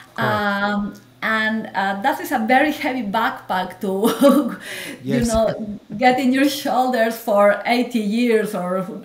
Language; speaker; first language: English; non-native, fluent; Spanish